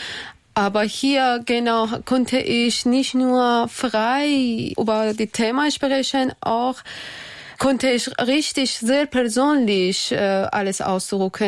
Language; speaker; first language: German; non-native, fluent; Persian